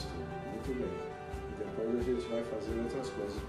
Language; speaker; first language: Portuguese; native; Portuguese